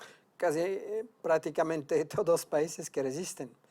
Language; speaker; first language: Spanish; non-native, fluent; French